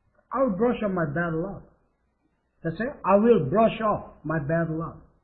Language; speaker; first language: English; non-native, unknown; Korean